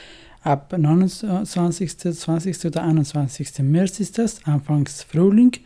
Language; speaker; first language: German; non-native, learner; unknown